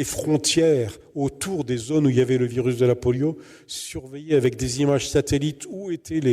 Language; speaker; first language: French; native; French